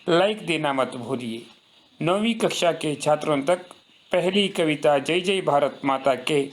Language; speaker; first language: Hindi; non-native, local second language; Kannada